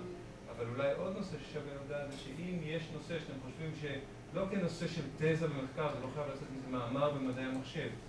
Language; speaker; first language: Hebrew; native; Hebrew